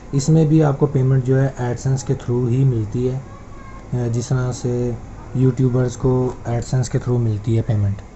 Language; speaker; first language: Urdu; native; Urdu